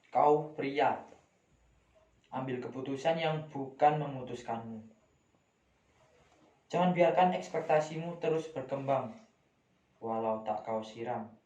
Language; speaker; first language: Indonesian; native; Indonesian